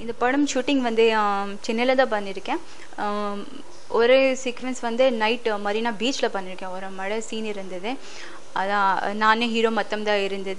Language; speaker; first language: Tamil; non-native, fluent; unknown